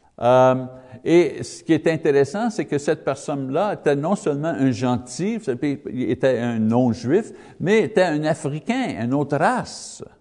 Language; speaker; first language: French; non-native, learner; English